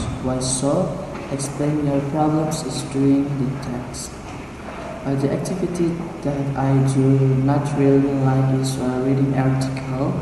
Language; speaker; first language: English; non-native, learner; Indonesian